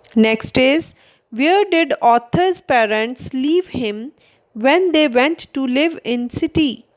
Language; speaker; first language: English; non-native, local second language; Punjabi